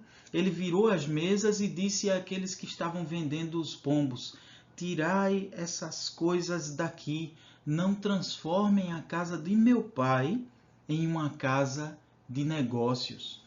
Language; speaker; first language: Portuguese; native; Portuguese